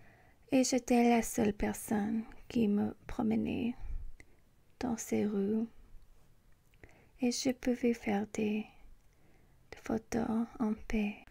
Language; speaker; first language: French; non-native, learner; English